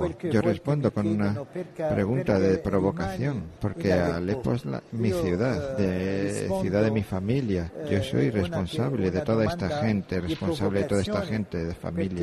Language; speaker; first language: Spanish; non-native, fluent; Arabic